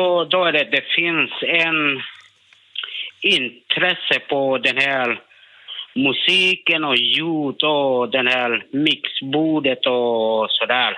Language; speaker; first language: Swedish; non-native, learner; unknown